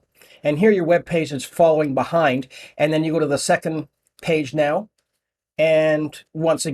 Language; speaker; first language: English; native; English